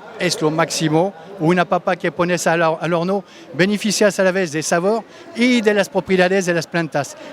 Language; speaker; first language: Spanish; non-native, fluent; French